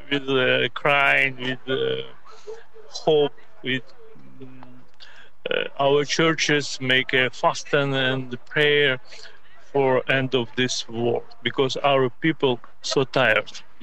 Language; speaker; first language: English; non-native, learner; Ukrainian